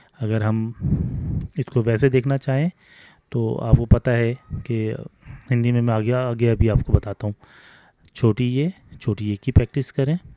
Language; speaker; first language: Urdu; native; Urdu